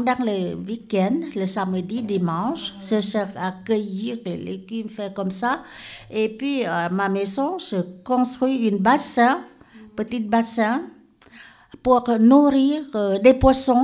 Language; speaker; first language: French; non-native, learner; Lao